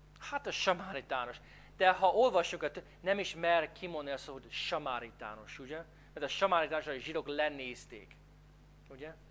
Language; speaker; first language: Hungarian; non-native, fluent; English